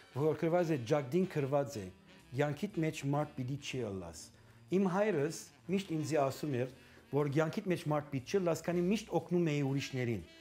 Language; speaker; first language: Armenian; early bilingual, heritage; Armenian